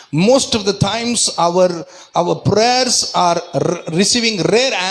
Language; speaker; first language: English; non-native, local second language; Telugu